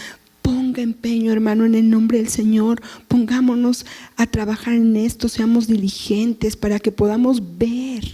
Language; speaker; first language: Spanish; native; Spanish